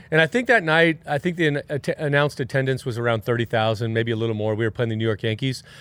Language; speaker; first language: English; native; English